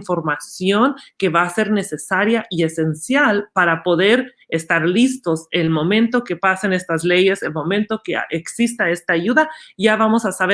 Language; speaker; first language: Spanish; early bilingual, other home language; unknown